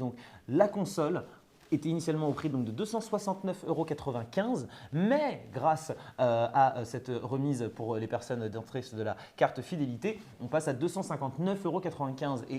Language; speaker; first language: French; native; French